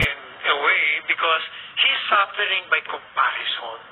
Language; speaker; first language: English; non-native, local second language; Filipino